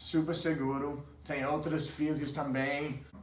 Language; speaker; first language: Portuguese; non-native, fluent; English